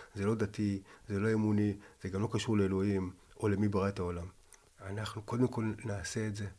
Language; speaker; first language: Hebrew; native; Hebrew